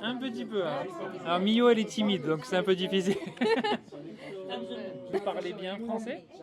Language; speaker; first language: French; native; French